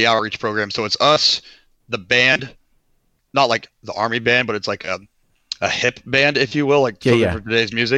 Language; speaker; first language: English; native; English